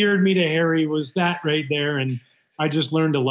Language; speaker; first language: English; native; English